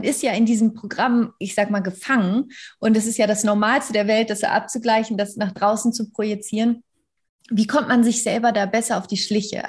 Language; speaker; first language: German; native; German